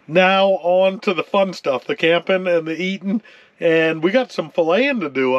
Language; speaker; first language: English; native; English